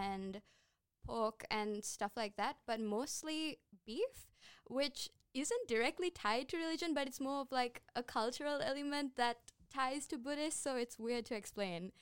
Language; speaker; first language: English; non-native, local second language; Sinhala